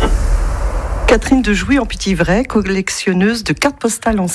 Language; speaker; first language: French; native; French